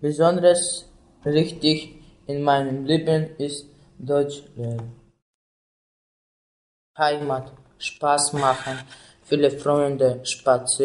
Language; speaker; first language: German; non-native, learner; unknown